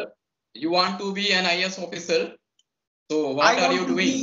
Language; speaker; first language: English; non-native, local second language; Hindi